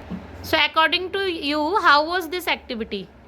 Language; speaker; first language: English; non-native, local second language; Hindi